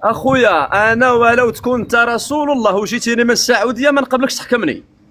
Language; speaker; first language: Arabic; native; Arabic